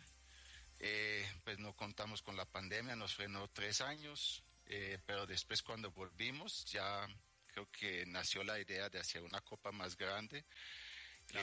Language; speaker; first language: Spanish; native; Spanish